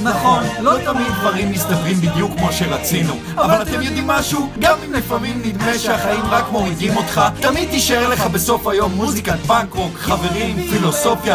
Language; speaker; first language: Hebrew; native; Hebrew